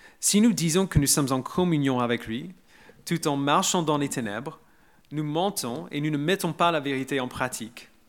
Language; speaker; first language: French; non-native, fluent; English